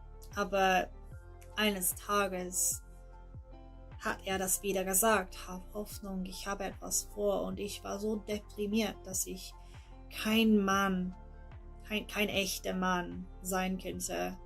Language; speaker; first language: German; non-native, learner; English